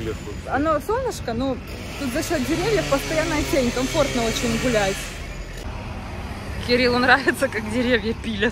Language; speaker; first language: Russian; native; Russian